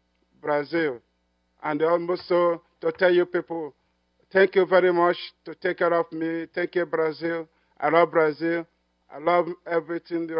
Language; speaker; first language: English; non-native, local second language; Igbo